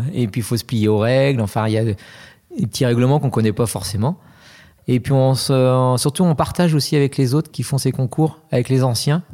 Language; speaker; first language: French; native; French